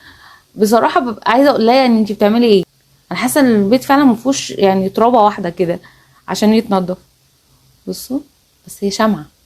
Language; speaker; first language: Arabic; native; Arabic